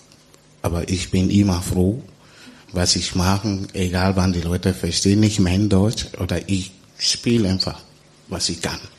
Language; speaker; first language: German; non-native, learner; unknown